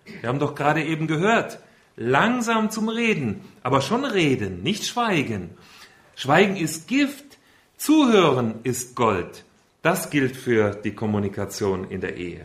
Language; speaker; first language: German; native; German